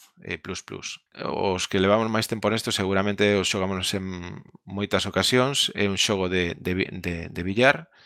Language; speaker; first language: Galician; non-native, local second language; Spanish